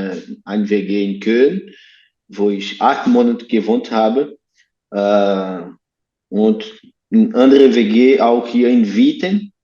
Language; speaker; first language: German; non-native, learner; Portuguese